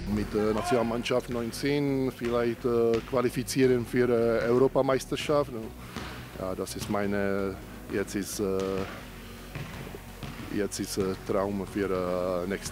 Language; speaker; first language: German; non-native, learner; Czech